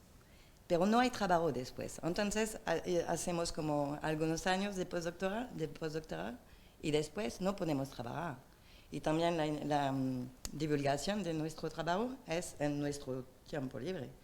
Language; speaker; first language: Spanish; non-native, learner; French